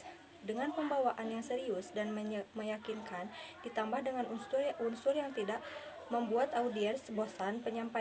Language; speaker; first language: Indonesian; native; Indonesian